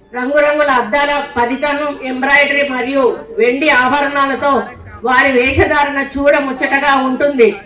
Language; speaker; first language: Telugu; native; Telugu